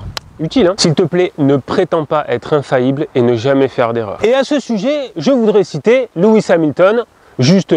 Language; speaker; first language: French; native; French